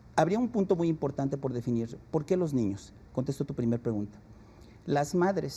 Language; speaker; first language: Spanish; native; Spanish